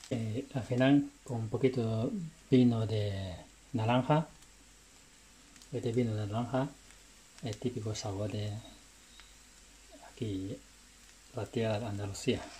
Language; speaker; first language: Spanish; non-native, learner; Chinese